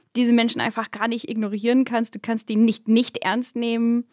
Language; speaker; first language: German; non-native, fluent; English